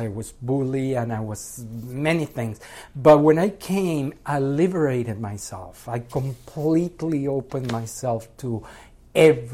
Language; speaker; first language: English; non-native, fluent; Spanish